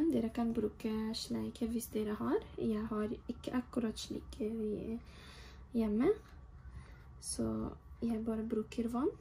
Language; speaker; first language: Norwegian; non-native, fluent; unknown